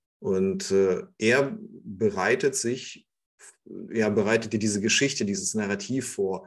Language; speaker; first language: German; non-native, fluent; Russian